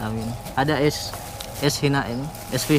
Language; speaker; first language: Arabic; non-native, learner; Indonesian